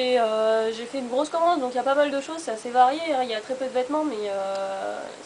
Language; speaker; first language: French; native; French